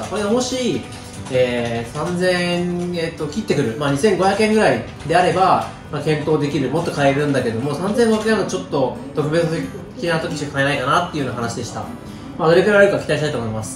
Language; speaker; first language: Japanese; native; Japanese